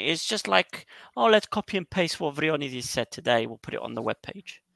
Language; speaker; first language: English; native; English